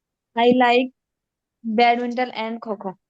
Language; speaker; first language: English; non-native, learner; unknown